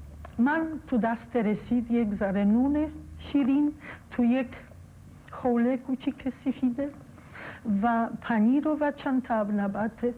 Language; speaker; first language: Persian; non-native, fluent; Polish